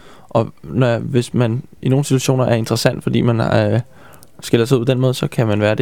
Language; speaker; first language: Danish; native; Danish